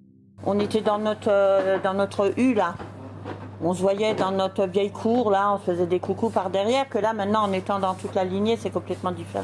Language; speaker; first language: French; native; French